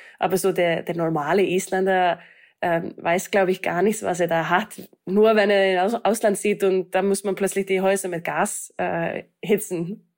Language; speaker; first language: German; non-native, fluent; Icelandic